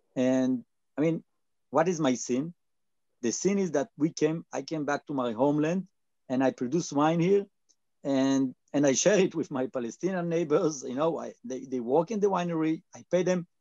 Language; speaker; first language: English; non-native, learner; Hebrew